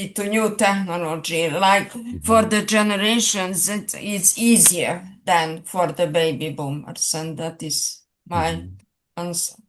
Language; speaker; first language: English; non-native, fluent; Serbian